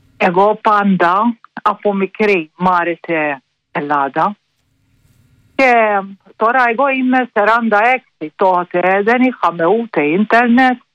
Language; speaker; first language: Greek; non-native, learner; Maltese